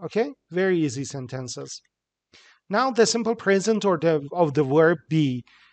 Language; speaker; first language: English; non-native, fluent; Persian